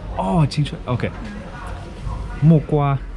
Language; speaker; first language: Chinese; non-native, learner; English